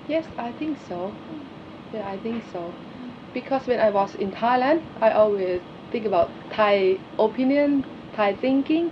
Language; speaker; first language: English; non-native, learner; Thai